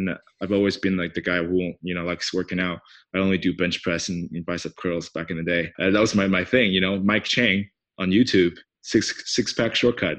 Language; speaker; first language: English; non-native, fluent; Chinese